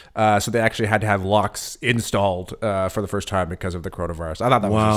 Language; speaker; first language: English; native; English